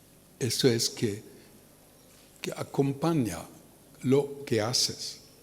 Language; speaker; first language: Spanish; non-native, learner; German